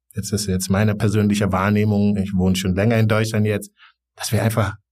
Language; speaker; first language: German; non-native, fluent; Wolof